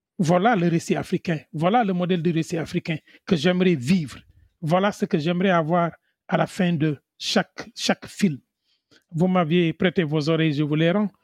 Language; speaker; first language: French; non-native, local second language; Wolof